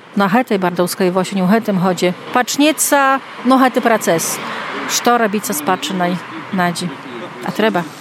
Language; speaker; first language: Belarusian; native; Belarusian